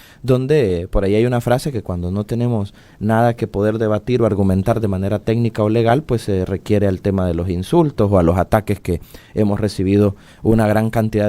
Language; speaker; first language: Spanish; native; Spanish